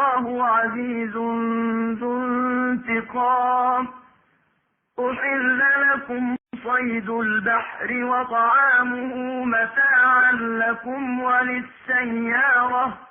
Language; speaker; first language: Arabic; native; Arabic